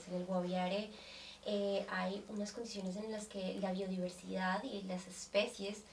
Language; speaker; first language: Spanish; native; Spanish